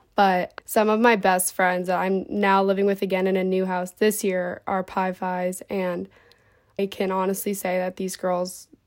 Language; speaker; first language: English; native; English